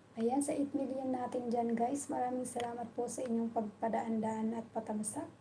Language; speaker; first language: Filipino; non-native, local second language; Bikol